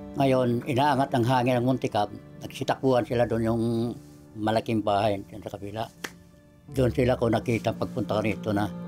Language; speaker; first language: Filipino; non-native, local second language; Waray